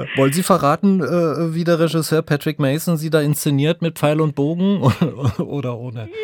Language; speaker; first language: German; native; German